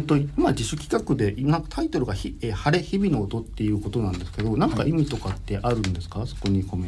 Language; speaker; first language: Japanese; native; Japanese